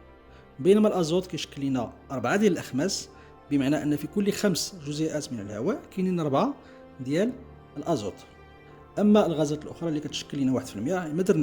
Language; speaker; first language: Arabic; native; Arabic